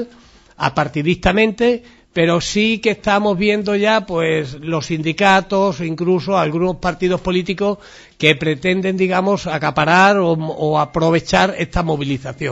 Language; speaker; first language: Spanish; native; Spanish